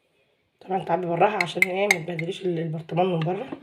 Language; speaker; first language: Arabic; native; Arabic